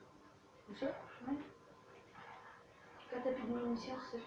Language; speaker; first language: French; native; French